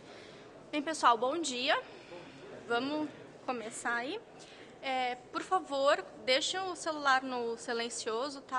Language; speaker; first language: Portuguese; native; Portuguese